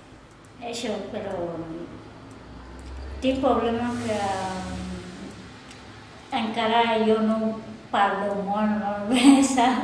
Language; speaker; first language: Catalan; non-native, learner; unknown